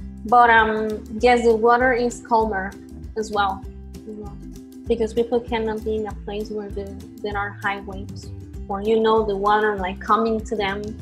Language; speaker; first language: English; non-native, fluent; Spanish